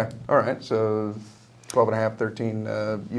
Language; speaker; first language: English; native; English